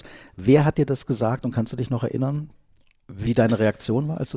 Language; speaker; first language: German; native; German